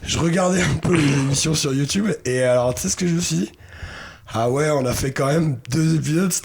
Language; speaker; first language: French; native; French